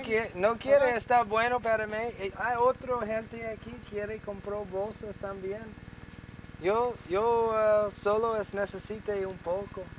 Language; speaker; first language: Spanish; non-native, learner; English